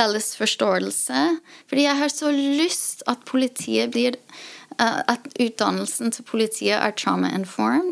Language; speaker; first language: Norwegian; non-native, fluent; English